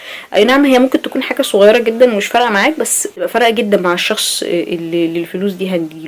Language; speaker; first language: Arabic; native; Arabic